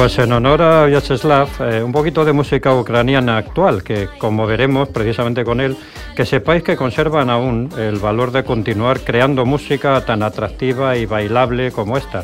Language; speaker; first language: Spanish; native; Spanish